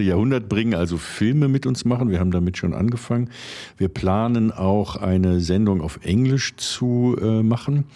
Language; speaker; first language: German; native; German